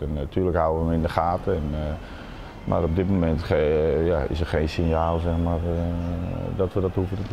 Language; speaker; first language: Dutch; native; Dutch